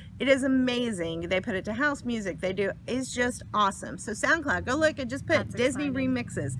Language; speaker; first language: English; native; English